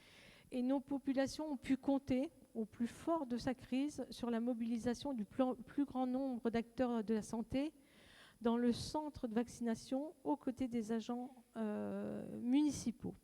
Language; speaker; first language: French; native; French